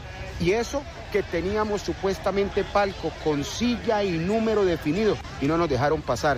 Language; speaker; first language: Spanish; native; Spanish